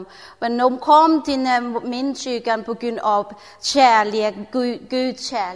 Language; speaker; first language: Swedish; non-native, learner; Thai